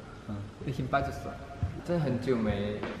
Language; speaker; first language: Chinese; non-native, learner; Thai